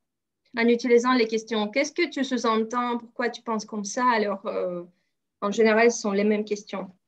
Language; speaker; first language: French; non-native, fluent; Russian